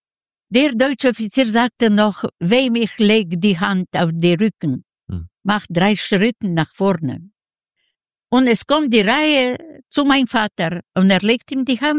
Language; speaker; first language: German; non-native, learner; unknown